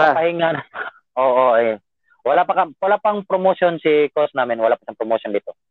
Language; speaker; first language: Filipino; non-native, local second language; Cebuano